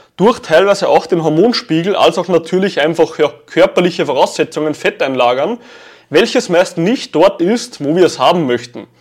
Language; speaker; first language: German; native; German